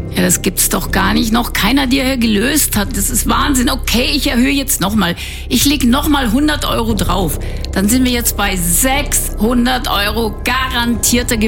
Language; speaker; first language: German; native; German